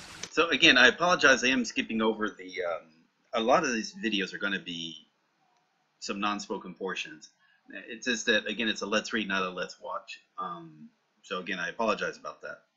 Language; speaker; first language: English; native; English